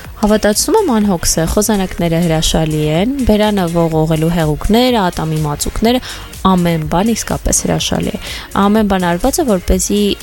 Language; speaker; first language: Armenian; native; Armenian